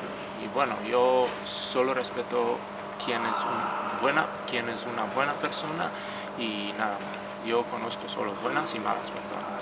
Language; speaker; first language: Spanish; non-native, fluent; Croatian